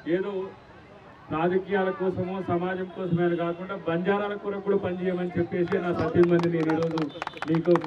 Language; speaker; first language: Telugu; native; Telugu